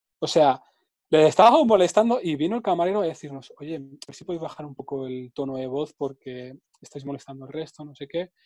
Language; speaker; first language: Spanish; native; Spanish